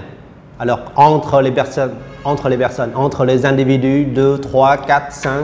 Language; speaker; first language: French; non-native, fluent; Vietnamese